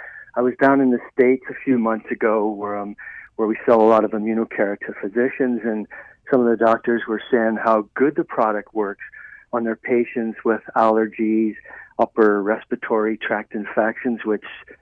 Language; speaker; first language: English; native; English